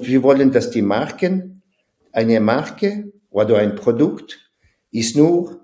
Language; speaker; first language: German; non-native, fluent; French